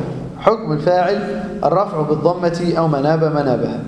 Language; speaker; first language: Arabic; native; Arabic